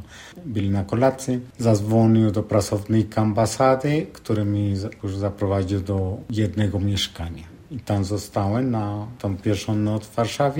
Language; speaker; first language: Polish; non-native, fluent; Spanish